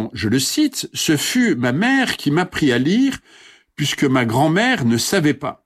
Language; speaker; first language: French; native; French